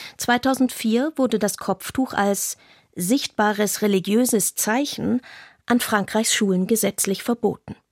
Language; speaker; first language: German; non-native, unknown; Arabic